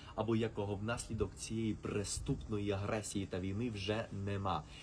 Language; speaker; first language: Ukrainian; early bilingual, heritage; Spanish